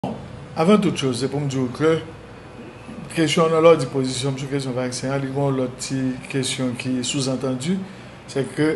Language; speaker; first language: French; non-native, local second language; Haitian Creole